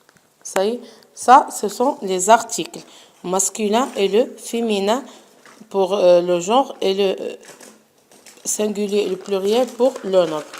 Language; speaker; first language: French; non-native, local second language; Arabic